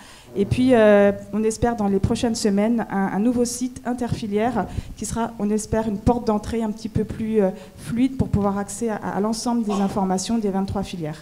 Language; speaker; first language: French; native; French